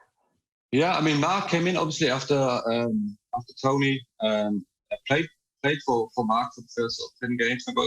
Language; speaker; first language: English; non-native, fluent; German